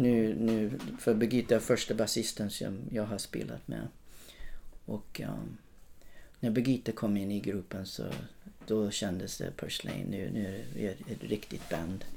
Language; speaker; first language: Swedish; non-native, fluent; English